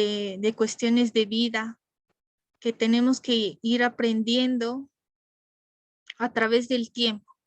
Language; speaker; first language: Spanish; native; Spanish